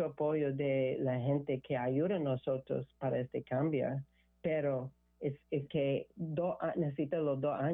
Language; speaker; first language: Spanish; non-native, learner; English